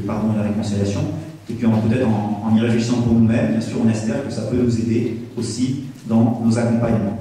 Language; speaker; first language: French; native; French